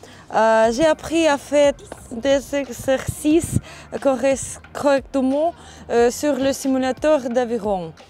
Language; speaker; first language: French; non-native, learner; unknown